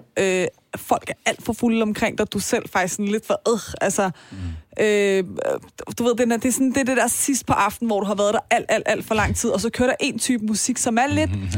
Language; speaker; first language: Danish; early bilingual, other home language; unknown